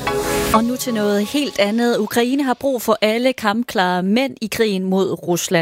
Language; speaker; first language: Danish; native; Danish